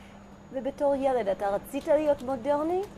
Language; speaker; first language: Hebrew; native; Hebrew